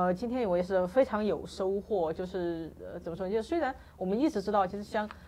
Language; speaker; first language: Chinese; native; Chinese